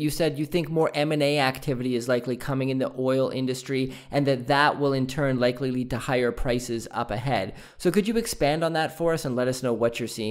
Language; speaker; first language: English; native; English